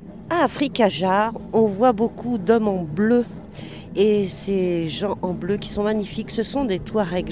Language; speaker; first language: French; native; French